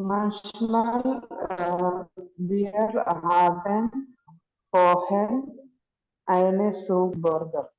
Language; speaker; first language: German; non-native, learner; Malayalam